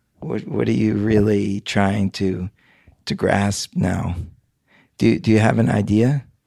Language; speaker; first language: English; native; English